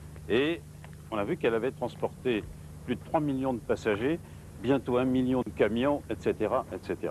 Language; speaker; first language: French; native; French